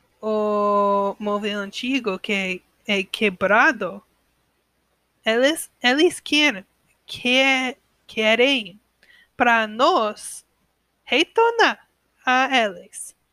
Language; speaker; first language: Portuguese; non-native, learner; English